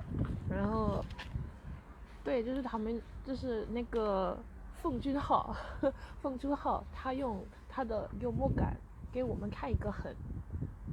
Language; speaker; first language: Chinese; early bilingual, heritage; Chinese